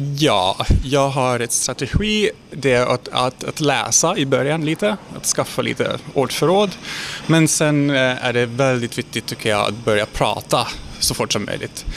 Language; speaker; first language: Swedish; non-native, fluent; Hungarian